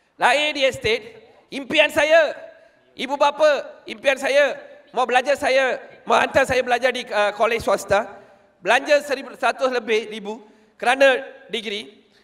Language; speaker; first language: Malay; non-native, local second language; Tamil